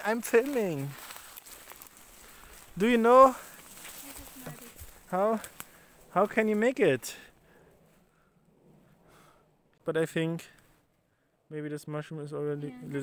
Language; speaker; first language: English; non-native, learner; German